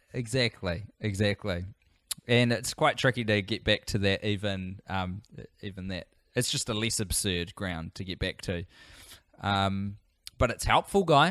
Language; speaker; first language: English; native; English